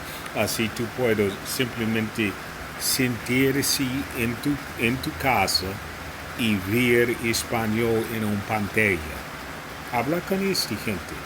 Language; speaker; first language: Spanish; non-native, learner; English